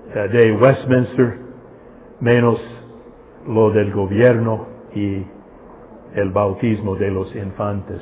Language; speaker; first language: Spanish; non-native, fluent; English